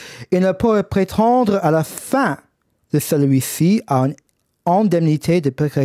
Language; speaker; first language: French; non-native, fluent; English